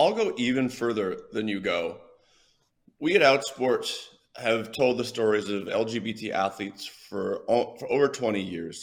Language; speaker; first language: English; native; English